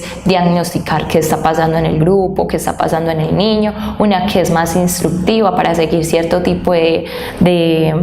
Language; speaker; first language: Spanish; native; Spanish